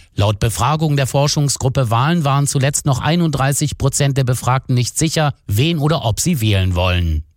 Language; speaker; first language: German; native; German